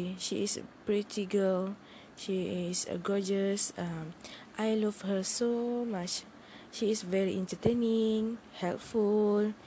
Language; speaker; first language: English; non-native, learner; Malay